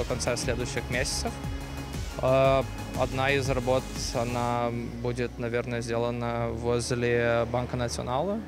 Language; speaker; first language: Russian; non-native, local second language; Romanian